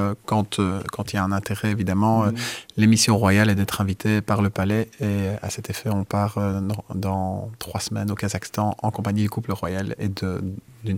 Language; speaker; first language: French; native; French